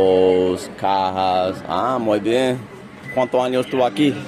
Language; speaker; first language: Spanish; non-native, learner; English